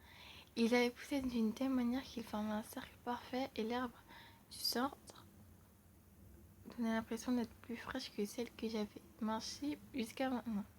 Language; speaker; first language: French; native; French